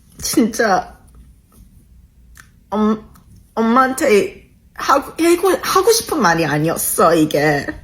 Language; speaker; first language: Korean; early bilingual, heritage; Korean